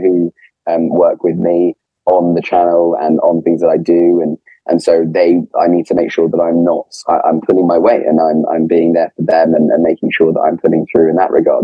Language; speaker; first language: English; native; English